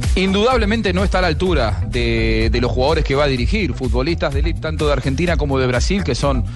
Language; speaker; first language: Spanish; native; Spanish